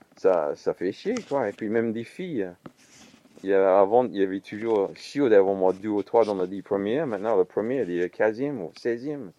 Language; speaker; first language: French; non-native, fluent; English